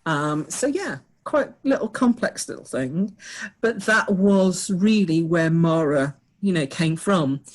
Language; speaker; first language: English; native; English